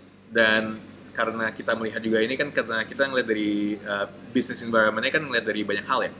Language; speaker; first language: Indonesian; native; Indonesian